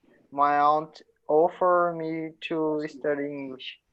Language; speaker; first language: English; non-native, learner; Portuguese